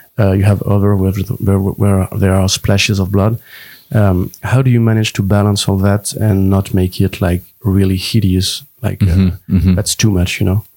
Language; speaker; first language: English; non-native, fluent; French